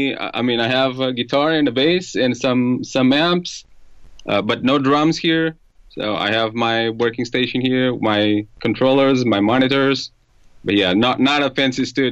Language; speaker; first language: English; non-native, fluent; Portuguese